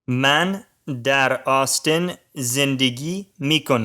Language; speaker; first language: Persian; non-native, learner; English